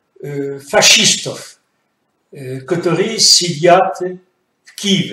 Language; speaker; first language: Russian; non-native, fluent; French